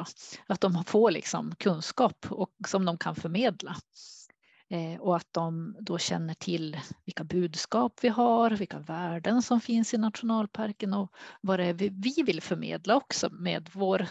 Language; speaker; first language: Swedish; native; Swedish